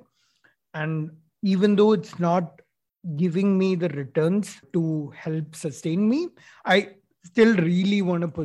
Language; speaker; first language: English; non-native, local second language; Malayalam